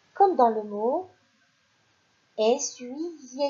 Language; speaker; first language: French; non-native, local second language; Arabic